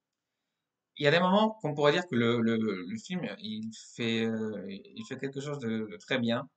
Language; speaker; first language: French; non-native, fluent; Spanish